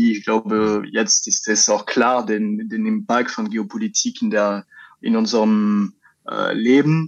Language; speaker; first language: German; non-native, fluent; French